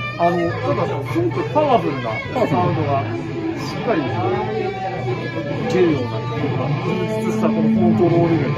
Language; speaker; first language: Japanese; native; Japanese